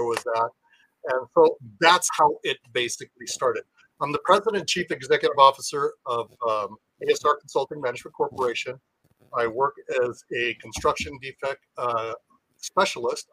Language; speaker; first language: English; native; English